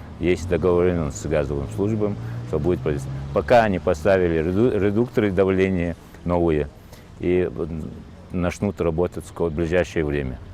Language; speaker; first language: Russian; non-native, local second language; Ingush